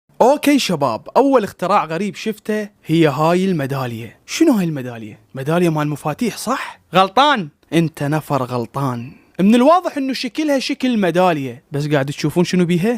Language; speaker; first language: Arabic; native; Arabic